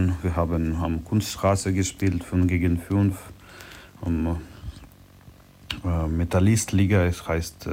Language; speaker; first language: German; non-native, learner; Ukrainian